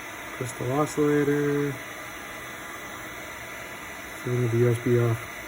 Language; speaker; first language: English; native; English